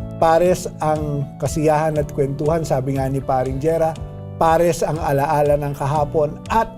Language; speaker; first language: Filipino; native; Filipino